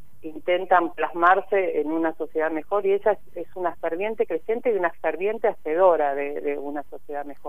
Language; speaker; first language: Spanish; native; Spanish